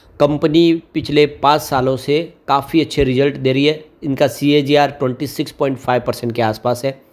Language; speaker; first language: Hindi; native; Hindi